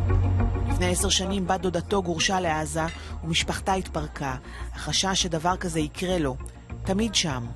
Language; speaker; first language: Hebrew; native; Hebrew